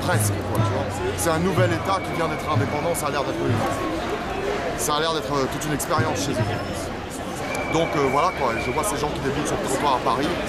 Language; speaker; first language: French; native; French